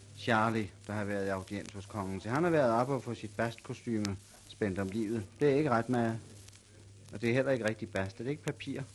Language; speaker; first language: Danish; native; Danish